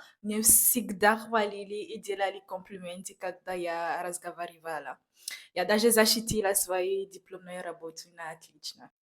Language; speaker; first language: Russian; non-native, fluent; Fon